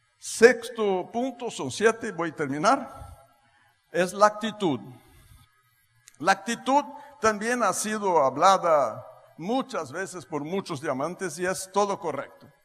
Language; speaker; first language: Spanish; non-native, fluent; Portuguese